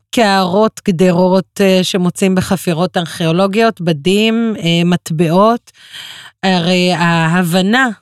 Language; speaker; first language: Hebrew; non-native, local second language; Arabic